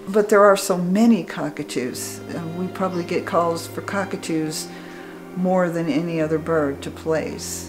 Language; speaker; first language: English; native; English